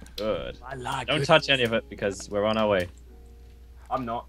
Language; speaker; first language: English; native; English